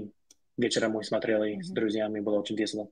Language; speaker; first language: Russian; non-native, learner; English